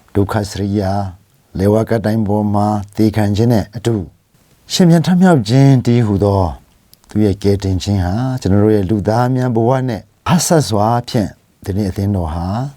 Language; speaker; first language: Burmese; non-native, local second language; Hakha Chin